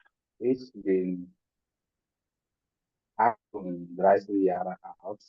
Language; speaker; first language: German; non-native, learner; English